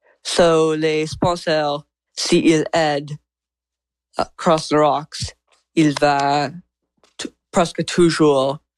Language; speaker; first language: French; non-native, learner; English